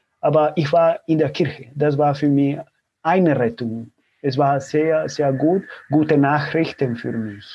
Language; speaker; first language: German; non-native, fluent; Spanish